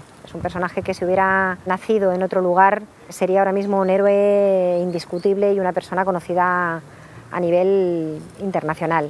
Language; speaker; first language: Spanish; native; Spanish